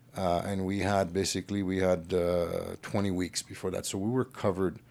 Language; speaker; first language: English; early bilingual, other home language; French